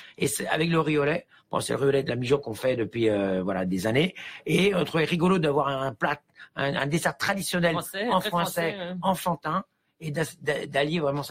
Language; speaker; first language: French; native; French